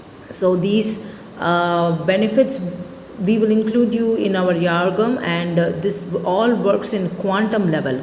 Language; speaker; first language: English; non-native, local second language; Tamil